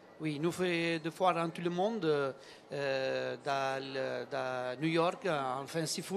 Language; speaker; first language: French; non-native, learner; Italian